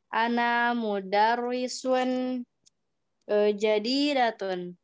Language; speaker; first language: Arabic; non-native, learner; Indonesian